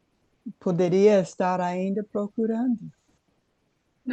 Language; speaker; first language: Portuguese; non-native, fluent; English